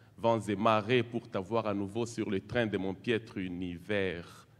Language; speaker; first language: French; non-native, local second language; Swahili